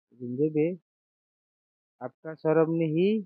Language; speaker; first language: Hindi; non-native, learner; Bangla